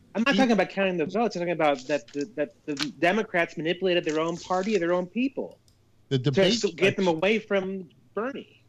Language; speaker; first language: English; native; English